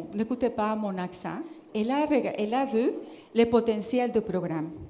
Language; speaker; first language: French; non-native, fluent; Spanish